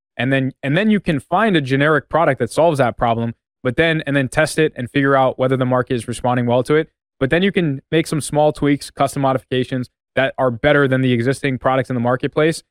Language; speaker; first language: English; native; English